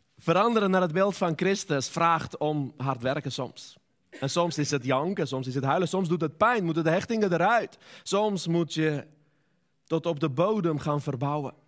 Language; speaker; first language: Dutch; non-native, fluent; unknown